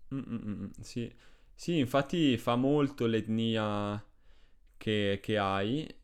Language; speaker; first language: Italian; early bilingual, other home language; Spanish